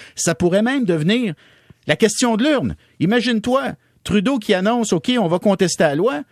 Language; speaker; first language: French; native; French